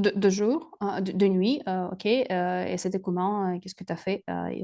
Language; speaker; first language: French; non-native, fluent; Russian